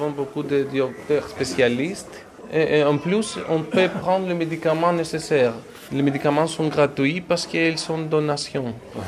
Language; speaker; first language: French; non-native, learner; Greek